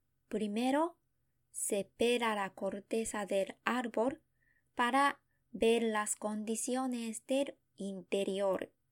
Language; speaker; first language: Spanish; non-native, fluent; Japanese